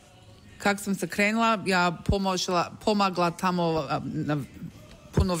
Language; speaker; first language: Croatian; early bilingual, heritage; English